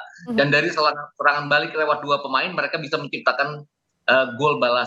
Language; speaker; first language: Indonesian; native; Indonesian